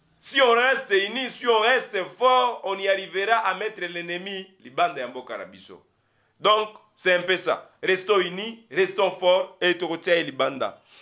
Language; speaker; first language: French; non-native, local second language; Lingala